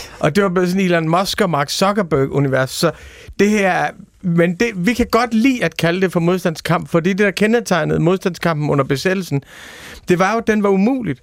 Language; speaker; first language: Danish; native; Danish